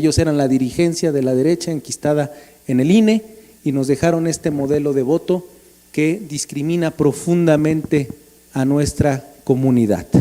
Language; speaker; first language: Spanish; native; Spanish